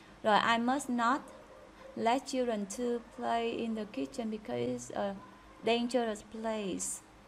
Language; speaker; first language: English; non-native, fluent; Vietnamese